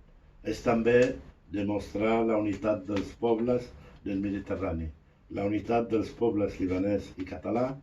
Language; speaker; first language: Catalan; non-native, fluent; Arabic